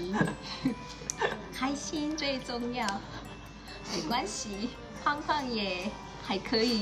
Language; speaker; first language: Chinese; non-native, fluent; Korean